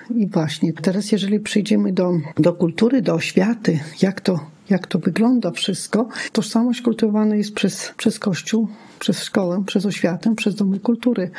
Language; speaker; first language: Polish; non-native, local second language; Lithuanian